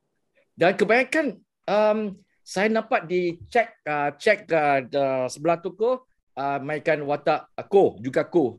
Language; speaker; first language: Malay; non-native, local second language; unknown